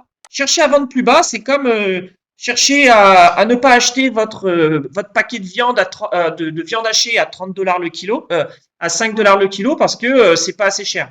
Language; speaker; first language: French; native; French